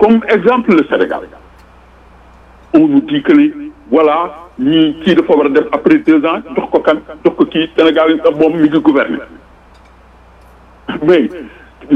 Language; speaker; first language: French; non-native, local second language; Wolof